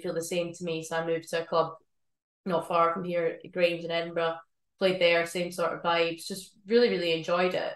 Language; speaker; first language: English; native; English